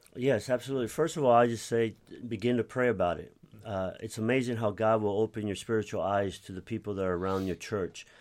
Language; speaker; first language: English; early bilingual, other home language; Spanish